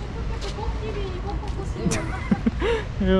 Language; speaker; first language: Turkish; non-native, learner; Korean